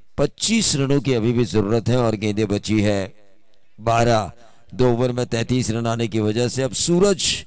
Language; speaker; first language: Hindi; non-native, local second language; Marathi